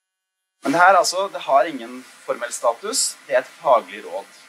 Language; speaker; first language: Norwegian; native; Norwegian